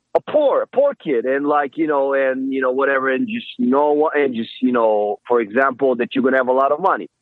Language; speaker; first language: English; non-native, fluent; Hebrew